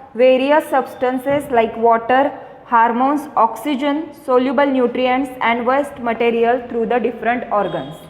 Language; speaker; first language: English; non-native, local second language; Marathi